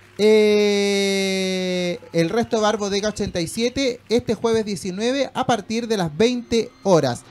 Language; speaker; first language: Spanish; native; Spanish